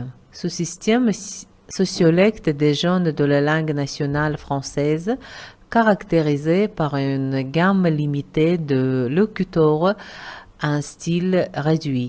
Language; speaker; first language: French; non-native, fluent; Uzbek